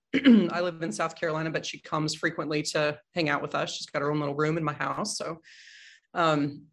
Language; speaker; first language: English; native; English